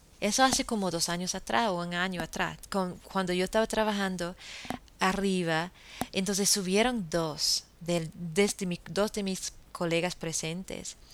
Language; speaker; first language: Spanish; non-native, fluent; English